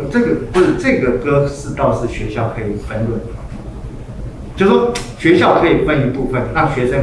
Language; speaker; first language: Chinese; native; Chinese